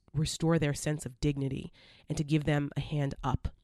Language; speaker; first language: English; native; English